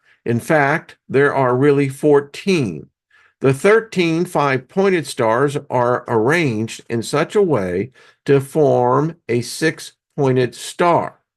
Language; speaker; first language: English; native; English